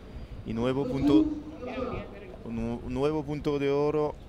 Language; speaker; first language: Spanish; non-native, learner; French